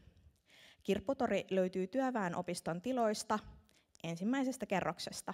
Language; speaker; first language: Finnish; native; Finnish